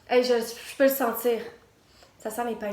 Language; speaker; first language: French; native; French